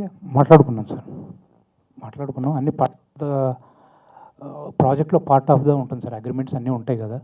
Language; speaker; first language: Telugu; native; Telugu